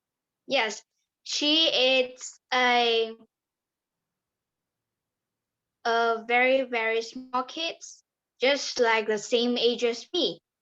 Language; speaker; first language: English; non-native, learner; Vietnamese